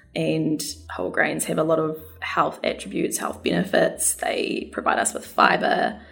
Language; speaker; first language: English; native; English